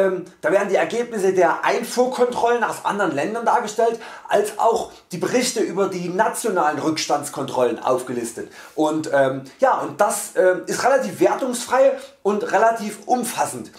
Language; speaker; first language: German; native; German